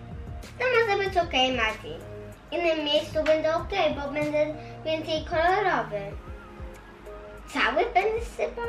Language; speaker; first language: Polish; early bilingual, heritage; Polish